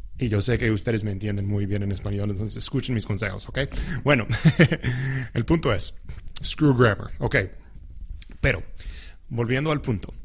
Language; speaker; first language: Spanish; non-native, fluent; English